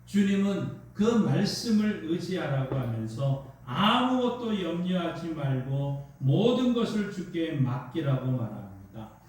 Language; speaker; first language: Korean; native; Korean